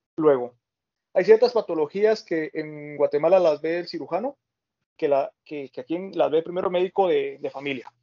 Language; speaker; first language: Spanish; native; Spanish